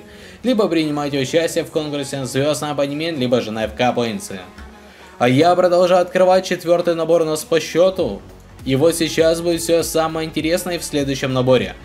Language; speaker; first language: Russian; native; Russian